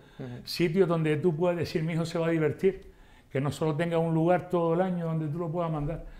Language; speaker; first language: Spanish; native; Spanish